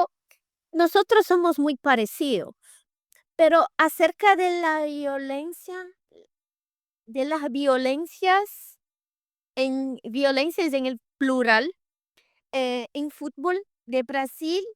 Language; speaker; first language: Spanish; non-native, fluent; Portuguese